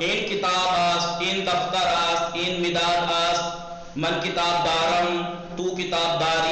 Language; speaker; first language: Persian; non-native, fluent; Urdu